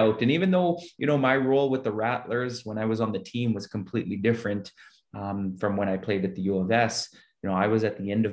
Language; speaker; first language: English; native; English